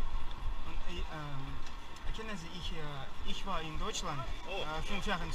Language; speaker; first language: German; non-native, learner; Russian